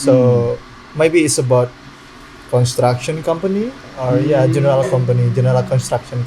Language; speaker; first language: English; non-native, learner; Indonesian